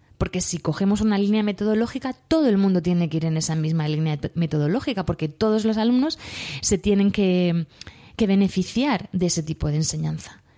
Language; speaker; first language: Spanish; native; Spanish